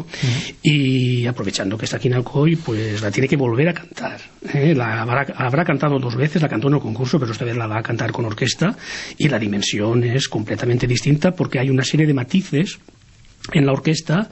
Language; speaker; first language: Spanish; native; Spanish